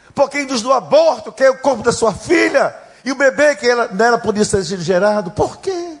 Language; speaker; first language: Portuguese; native; Portuguese